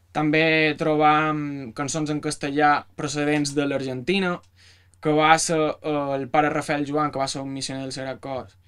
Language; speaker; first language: Catalan; native; Catalan